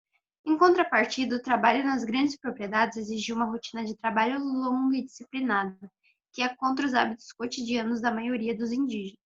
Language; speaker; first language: Portuguese; native; Portuguese